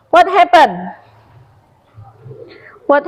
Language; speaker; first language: English; non-native, local second language; Indonesian